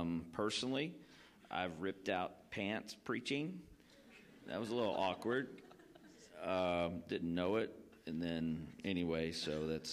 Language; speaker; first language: English; native; English